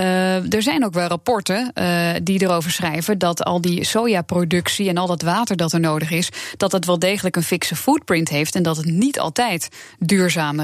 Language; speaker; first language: Dutch; native; Dutch